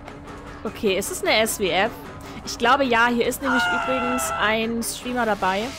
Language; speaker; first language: German; native; German